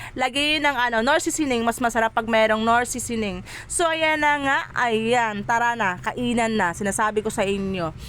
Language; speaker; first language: Filipino; non-native, local second language; Cebuano